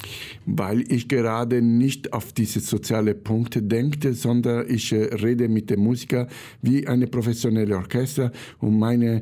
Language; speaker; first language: German; non-native, fluent; Italian